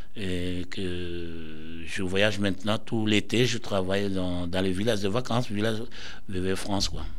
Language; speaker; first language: French; non-native, local second language; Soninke